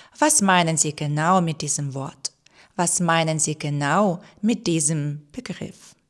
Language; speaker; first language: German; non-native, fluent; Ukrainian